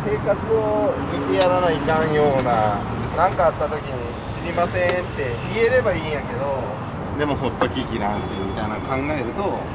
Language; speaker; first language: Japanese; native; Japanese